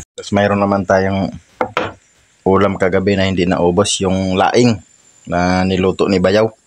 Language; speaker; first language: Filipino; non-native, local second language; Cebuano